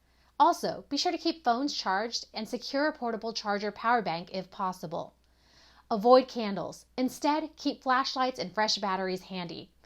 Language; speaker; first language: English; native; English